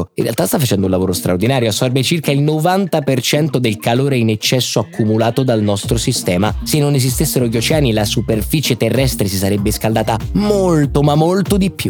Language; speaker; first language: Italian; native; Italian